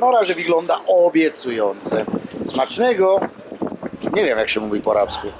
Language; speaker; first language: Polish; non-native, learner; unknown